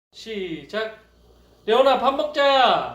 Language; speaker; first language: Korean; native; Korean